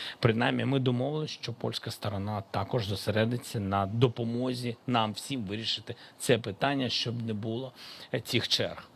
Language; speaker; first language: Ukrainian; non-native, local second language; Russian